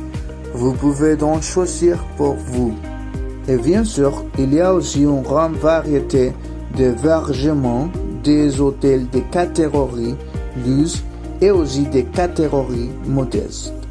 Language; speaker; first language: French; non-native, learner; Spanish